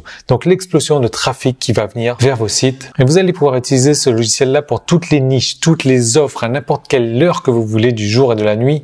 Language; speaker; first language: French; native; French